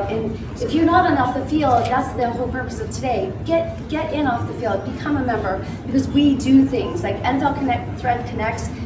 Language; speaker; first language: English; native; English